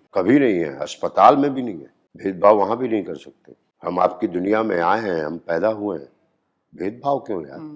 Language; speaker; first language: Hindi; native; Hindi